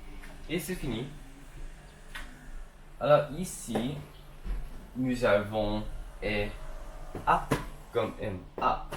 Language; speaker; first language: French; non-native, learner; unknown